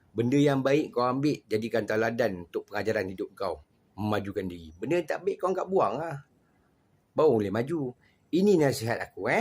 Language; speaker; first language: Malay; native; Malay